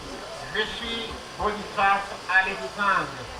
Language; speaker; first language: French; non-native, local second language; Haitian Creole